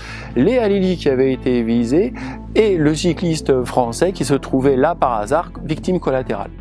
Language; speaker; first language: French; native; French